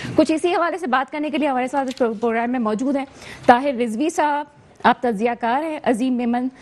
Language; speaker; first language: Urdu; native; Urdu